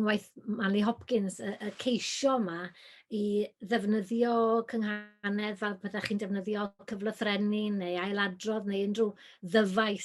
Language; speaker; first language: Welsh; native; Welsh